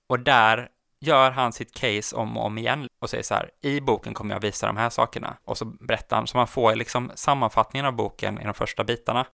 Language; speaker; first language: Swedish; native; Swedish